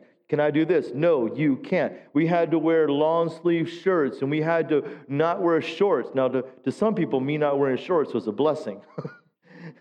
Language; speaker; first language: English; native; English